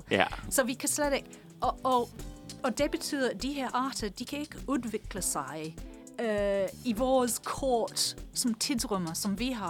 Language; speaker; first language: Danish; non-native, fluent; English